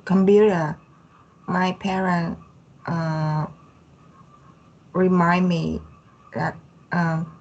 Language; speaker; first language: English; non-native, learner; Vietnamese